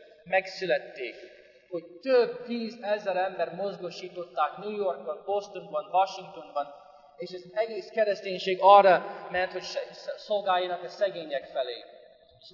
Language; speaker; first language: Hungarian; non-native, fluent; English